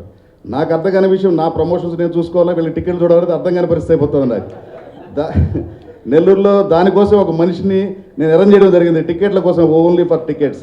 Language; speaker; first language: Telugu; native; Telugu